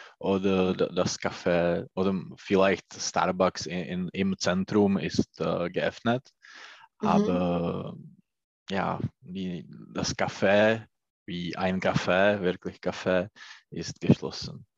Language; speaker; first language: German; non-native, learner; Czech